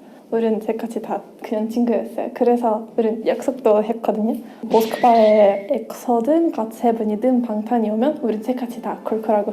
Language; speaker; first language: Korean; non-native, fluent; Russian